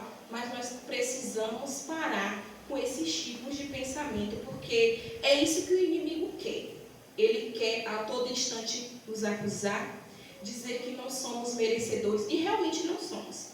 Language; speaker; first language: Portuguese; native; Portuguese